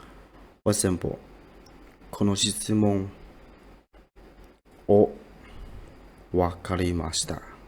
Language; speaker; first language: Japanese; non-native, learner; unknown